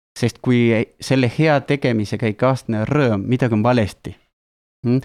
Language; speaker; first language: Estonian; non-native, fluent; Spanish